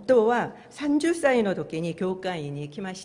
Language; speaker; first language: Japanese; non-native, fluent; Korean